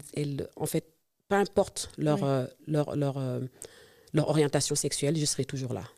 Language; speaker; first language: French; non-native, local second language; Serer